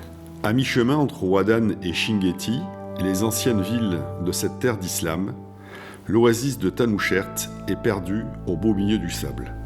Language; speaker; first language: French; native; French